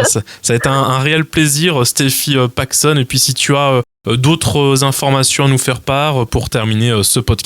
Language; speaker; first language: French; native; French